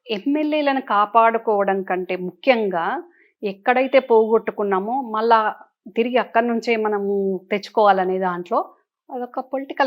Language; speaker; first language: Telugu; native; Telugu